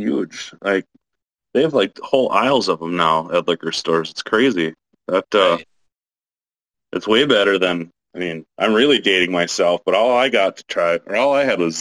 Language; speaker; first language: English; native; English